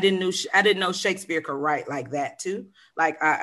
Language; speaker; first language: English; native; English